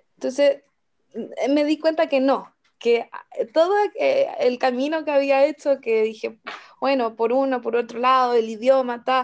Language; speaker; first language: Spanish; native; Spanish